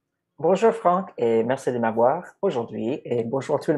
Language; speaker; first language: French; non-native, fluent; English